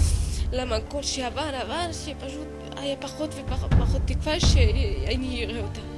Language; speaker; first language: Hebrew; non-native, fluent; Russian